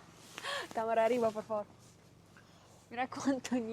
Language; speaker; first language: Spanish; non-native, learner; Russian